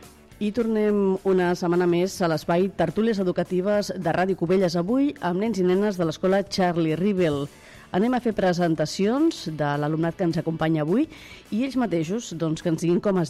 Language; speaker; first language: Catalan; native; Catalan